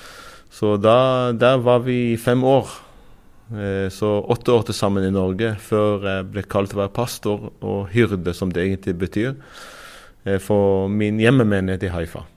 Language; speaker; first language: Norwegian; non-native, fluent; Arabic